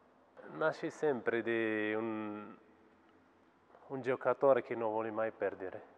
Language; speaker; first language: Italian; non-native, fluent; Arabic